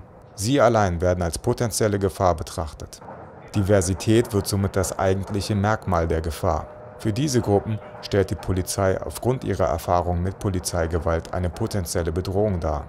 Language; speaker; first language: German; native; German